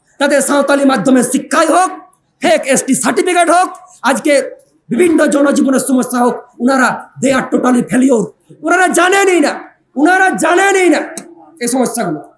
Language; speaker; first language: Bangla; non-native, local second language; Santali